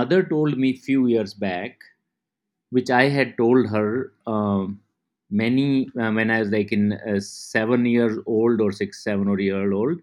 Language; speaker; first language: English; non-native, local second language; Haryanvi